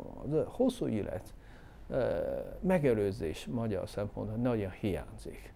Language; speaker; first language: Hungarian; non-native, learner; Chinese